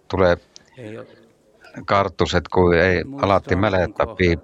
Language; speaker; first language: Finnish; non-native, learner; Estonian